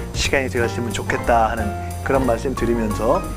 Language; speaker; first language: Korean; native; Korean